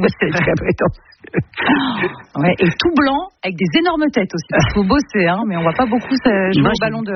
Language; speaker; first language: French; native; French